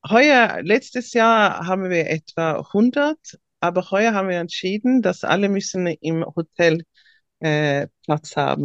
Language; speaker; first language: German; non-native, fluent; Swedish